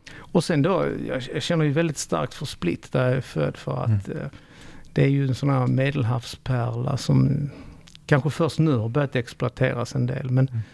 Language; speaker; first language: Swedish; early bilingual, other home language; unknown